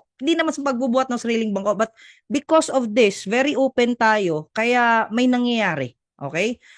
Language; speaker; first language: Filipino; non-native, local second language; Cebuano